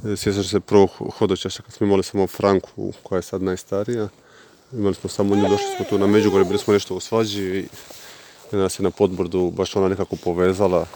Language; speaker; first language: Croatian; native; Croatian